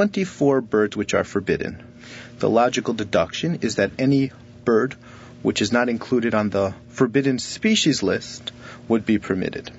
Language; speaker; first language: English; native; English